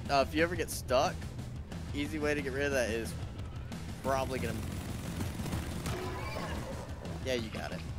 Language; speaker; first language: English; native; English